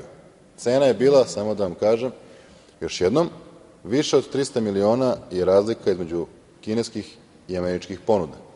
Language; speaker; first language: Serbian; native; Serbian